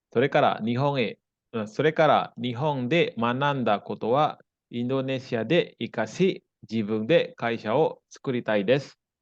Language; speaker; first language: Japanese; non-native, fluent; Indonesian